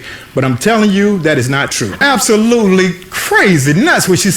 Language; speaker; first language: English; native; English